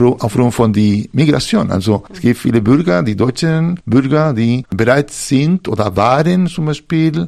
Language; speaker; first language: German; non-native, fluent; Spanish